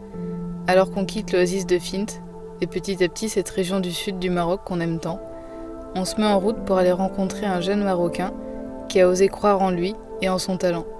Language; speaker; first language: French; native; French